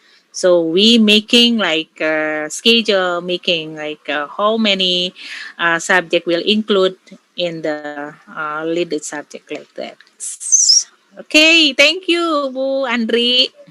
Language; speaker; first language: English; non-native, learner; Indonesian